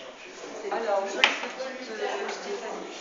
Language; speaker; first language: French; native; French